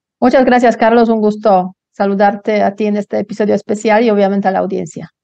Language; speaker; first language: Spanish; non-native, fluent; Polish